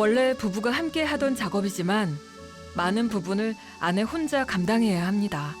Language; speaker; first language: Korean; native; Korean